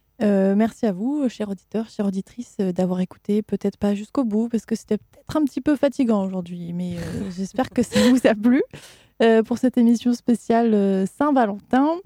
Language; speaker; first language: French; native; French